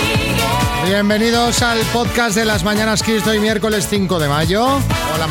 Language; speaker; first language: Spanish; native; Spanish